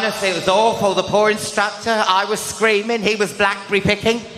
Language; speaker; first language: English; native; English